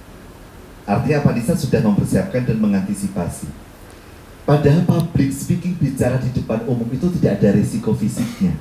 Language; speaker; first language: Indonesian; native; Indonesian